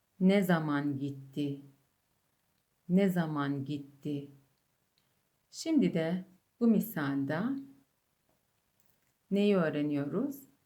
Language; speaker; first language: Turkish; non-native, fluent; Persian